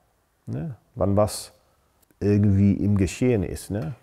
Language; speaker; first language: German; non-native, fluent; English